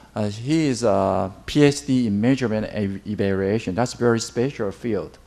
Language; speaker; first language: English; non-native, fluent; Chinese